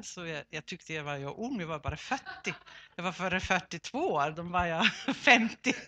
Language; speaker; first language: Swedish; non-native, fluent; German